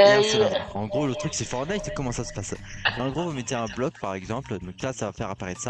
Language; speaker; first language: French; native; French